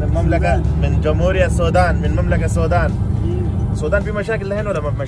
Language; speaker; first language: Arabic; non-native, learner; Hindi